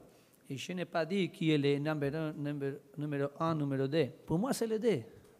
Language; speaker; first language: French; non-native, learner; Spanish